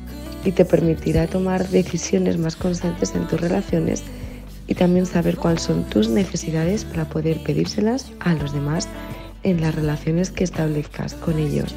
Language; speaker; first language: Spanish; native; Spanish